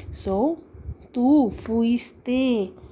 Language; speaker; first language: Spanish; non-native, learner; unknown